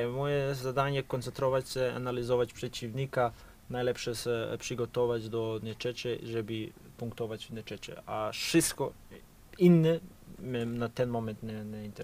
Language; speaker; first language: Polish; non-native, fluent; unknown